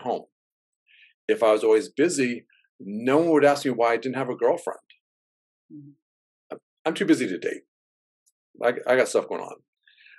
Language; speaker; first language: English; native; English